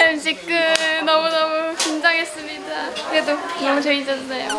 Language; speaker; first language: Korean; non-native, fluent; Japanese